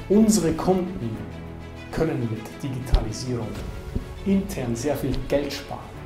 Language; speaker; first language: German; native; German